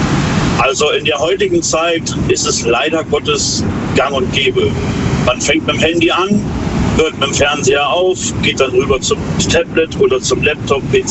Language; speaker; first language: German; native; German